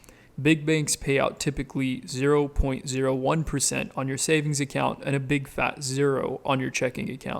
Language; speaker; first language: English; native; English